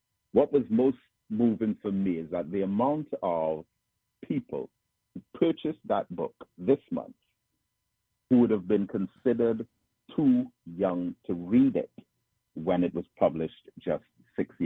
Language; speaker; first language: English; native; English